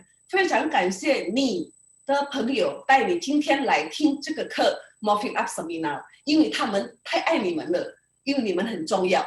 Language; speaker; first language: Chinese; early bilingual, heritage; Indonesian